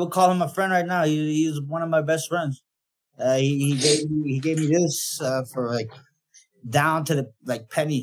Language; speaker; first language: English; non-native, fluent; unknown